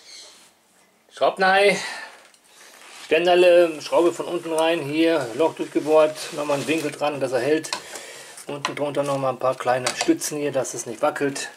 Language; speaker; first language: German; native; German